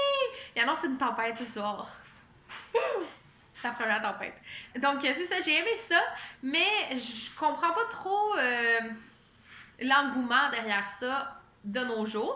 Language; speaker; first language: French; native; French